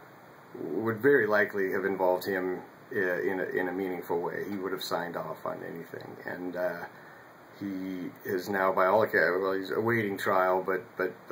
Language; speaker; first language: English; native; English